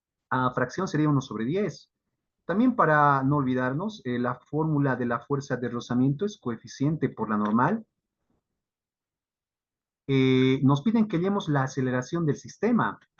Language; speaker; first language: Spanish; native; Spanish